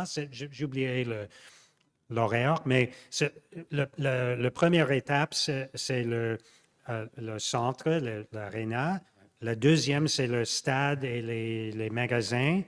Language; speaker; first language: French; non-native, local second language; English